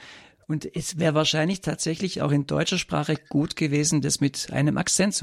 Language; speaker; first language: German; native; German